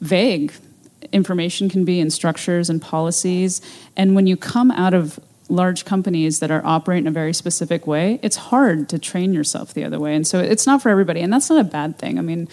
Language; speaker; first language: English; native; English